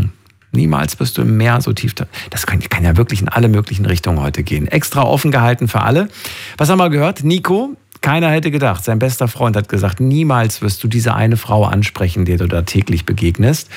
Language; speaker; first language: German; native; German